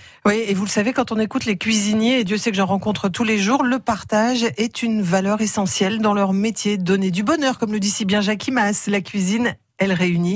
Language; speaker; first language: French; native; French